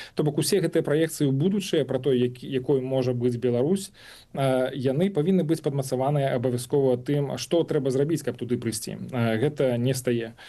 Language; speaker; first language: Belarusian; non-native, local second language; Russian